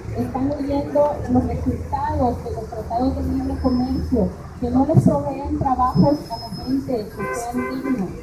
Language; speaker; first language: Spanish; early bilingual, heritage; Spanish